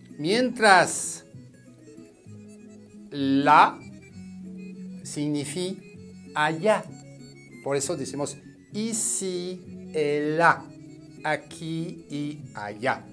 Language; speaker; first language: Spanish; non-native, fluent; French